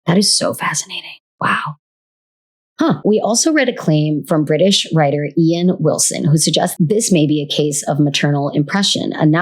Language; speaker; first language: English; native; English